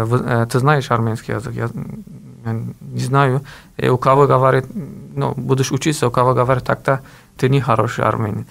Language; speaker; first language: Russian; non-native, learner; Turkish